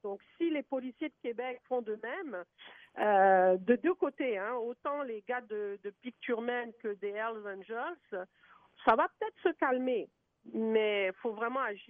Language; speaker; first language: French; native; French